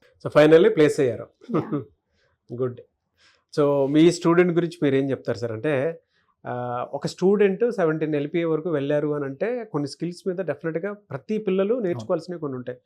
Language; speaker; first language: Telugu; native; Telugu